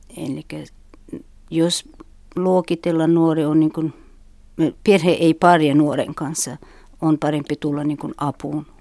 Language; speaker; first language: Finnish; non-native, fluent; Uzbek